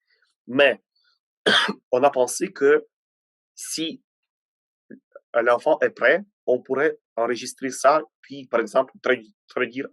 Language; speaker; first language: French; non-native, fluent; Ukrainian